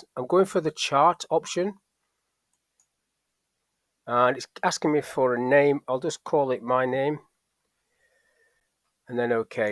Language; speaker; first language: English; native; English